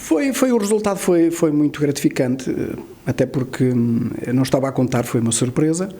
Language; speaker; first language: Portuguese; early bilingual, heritage; Portuguese